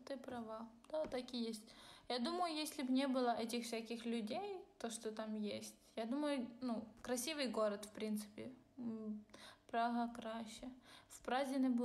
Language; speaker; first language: Russian; non-native, local second language; Ukrainian